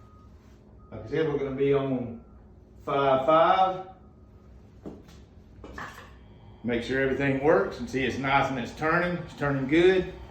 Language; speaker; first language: English; native; English